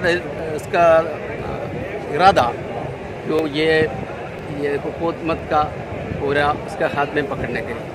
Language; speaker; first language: Hindi; non-native, local second language; Malayalam